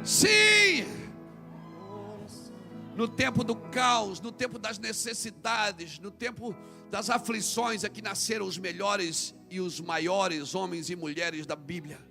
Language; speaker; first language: Portuguese; native; Portuguese